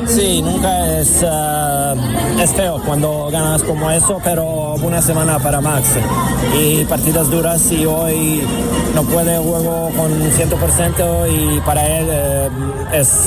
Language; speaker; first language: Spanish; non-native, learner; Serbian